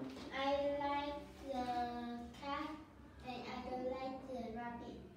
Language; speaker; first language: English; non-native, learner; Vietnamese